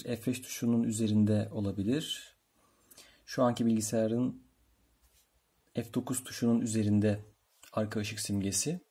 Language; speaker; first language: Turkish; native; Turkish